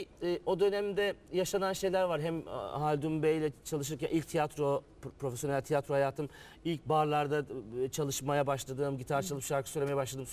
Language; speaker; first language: Turkish; native; Turkish